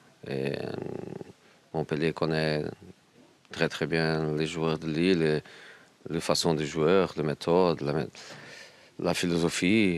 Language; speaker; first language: French; non-native, learner; Portuguese